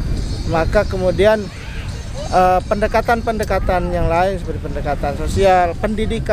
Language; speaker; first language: Indonesian; native; Indonesian